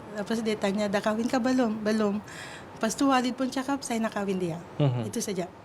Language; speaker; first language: Malay; non-native, fluent; Filipino